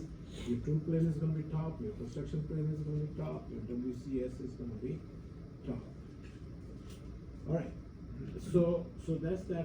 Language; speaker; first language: English; non-native, fluent; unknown